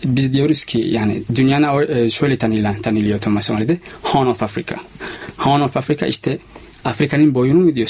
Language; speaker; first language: Turkish; non-native, fluent; Somali